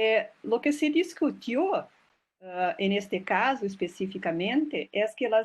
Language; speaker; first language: Spanish; non-native, fluent; Portuguese